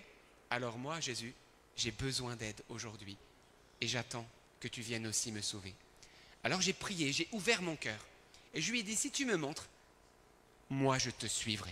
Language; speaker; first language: French; early bilingual, other home language; Arabic